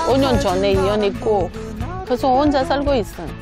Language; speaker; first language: Korean; non-native, learner; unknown